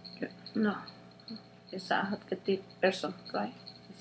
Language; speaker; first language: English; non-native, learner; Spanish